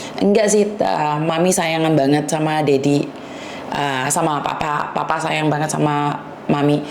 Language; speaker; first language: Indonesian; native; Indonesian